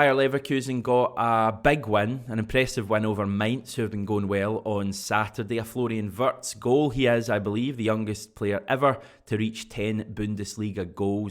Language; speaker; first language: English; native; English